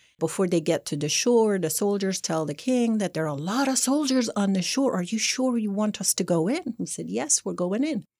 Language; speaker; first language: English; non-native, fluent; Persian